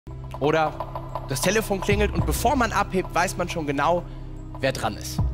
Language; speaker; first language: German; native; German